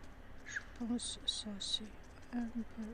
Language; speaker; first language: French; non-native, fluent; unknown